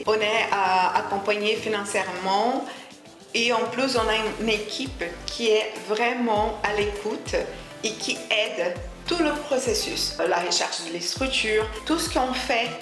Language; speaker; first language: French; non-native, fluent; Portuguese